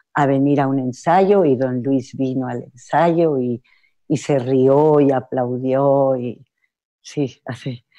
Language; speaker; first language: Spanish; native; Spanish